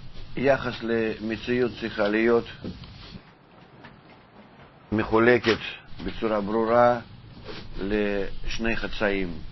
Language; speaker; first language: Hebrew; non-native, fluent; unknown